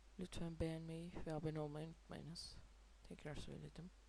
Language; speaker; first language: Turkish; native; Turkish